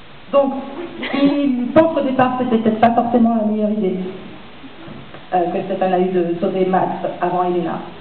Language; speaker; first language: French; native; French